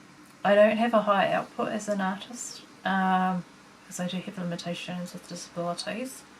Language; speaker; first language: English; native; English